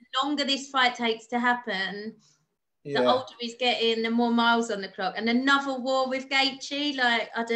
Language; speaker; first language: English; native; English